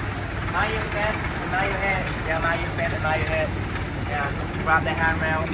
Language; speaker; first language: English; non-native, fluent; Thai